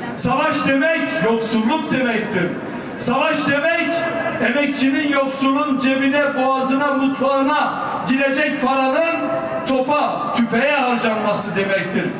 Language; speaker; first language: Turkish; non-native, local second language; Kurdish